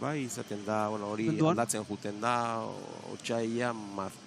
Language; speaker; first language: Basque; native; Basque